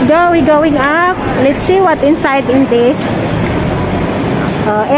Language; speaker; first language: English; non-native, local second language; Filipino